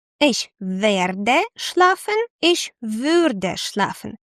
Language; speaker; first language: German; non-native, fluent; Ukrainian